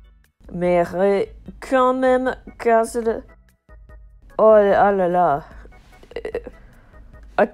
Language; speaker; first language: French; non-native, learner; English